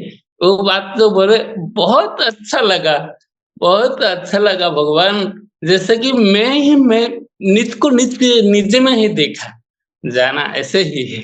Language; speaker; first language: Hindi; non-native, local second language; Gujarati